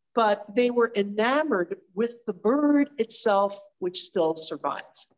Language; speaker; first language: English; native; English